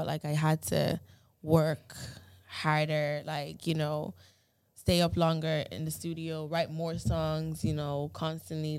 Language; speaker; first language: English; native; English